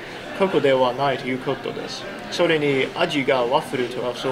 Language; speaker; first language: Japanese; non-native, learner; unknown